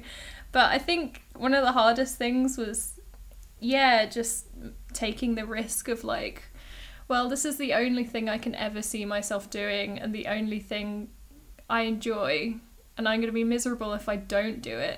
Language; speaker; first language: English; native; English